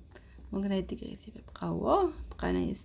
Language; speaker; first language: Arabic; native; Arabic